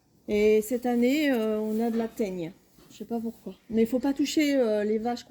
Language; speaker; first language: French; native; French